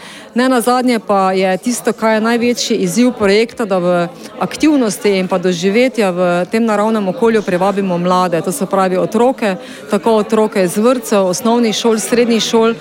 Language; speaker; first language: Slovenian; native; Slovenian